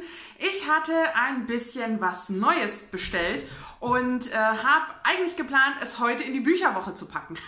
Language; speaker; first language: German; native; German